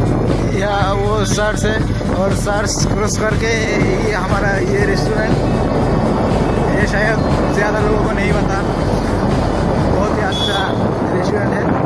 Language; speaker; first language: Hindi; non-native, local second language; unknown